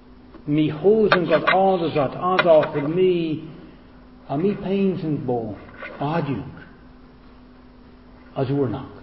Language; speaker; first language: Hungarian; non-native, fluent; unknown